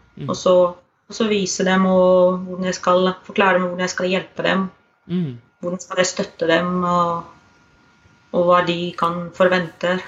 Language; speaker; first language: Norwegian; non-native, fluent; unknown